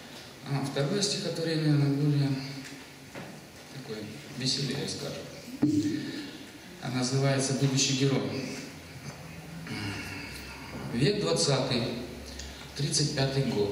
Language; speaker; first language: Russian; native; Russian